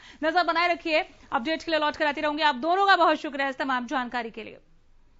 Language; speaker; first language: Hindi; native; Hindi